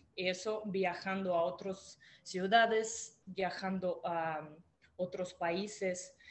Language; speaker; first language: Spanish; non-native, fluent; Russian